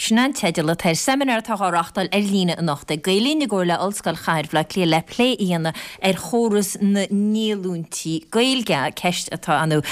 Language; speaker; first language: Irish; native; Irish